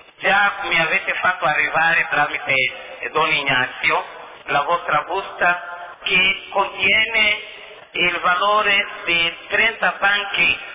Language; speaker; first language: Italian; non-native, fluent; Portuguese